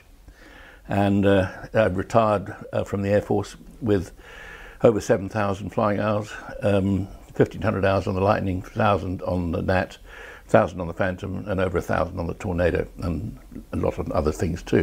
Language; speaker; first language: English; native; English